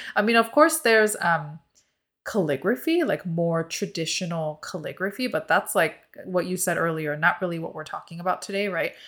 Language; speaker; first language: English; early bilingual, other home language; Korean